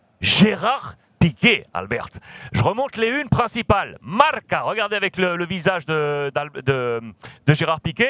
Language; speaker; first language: French; native; French